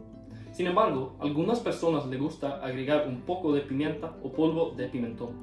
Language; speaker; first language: Spanish; non-native, learner; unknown